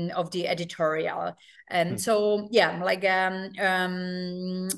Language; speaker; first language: English; non-native, fluent; Polish